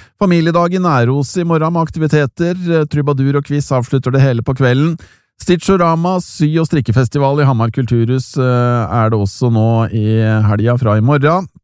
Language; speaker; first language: Norwegian; native; Norwegian